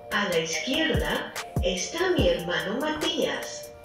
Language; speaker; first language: Spanish; non-native, fluent; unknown